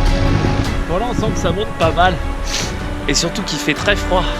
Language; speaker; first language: French; native; French